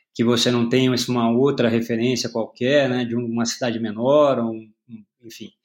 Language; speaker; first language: Portuguese; native; Portuguese